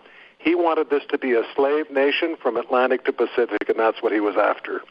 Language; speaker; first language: English; native; English